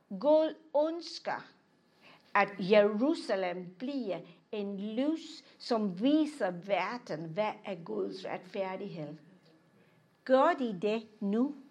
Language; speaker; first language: Danish; non-native, fluent; English